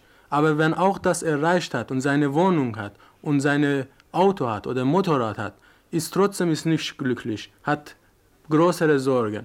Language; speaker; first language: German; non-native, learner; Persian